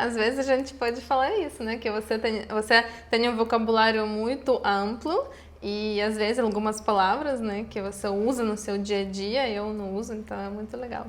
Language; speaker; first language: Portuguese; non-native, fluent; Russian